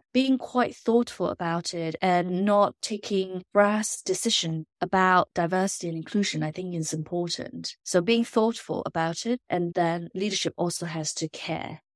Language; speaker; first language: English; non-native, local second language; Chinese